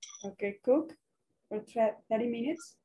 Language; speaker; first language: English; non-native, learner; Spanish